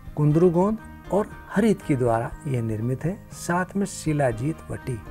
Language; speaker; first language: Hindi; native; Hindi